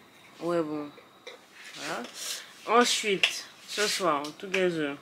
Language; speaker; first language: French; native; French